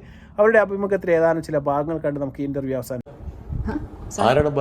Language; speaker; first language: Malayalam; native; Malayalam